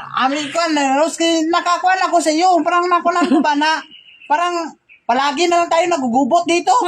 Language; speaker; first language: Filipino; non-native, local second language; Cebuano